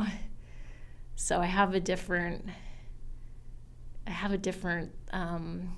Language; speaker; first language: English; native; English